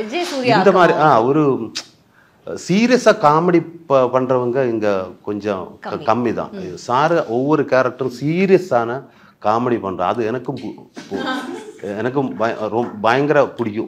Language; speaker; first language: Tamil; non-native, learner; Malayalam